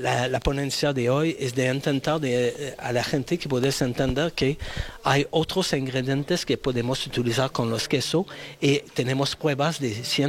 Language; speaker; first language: Spanish; non-native, fluent; English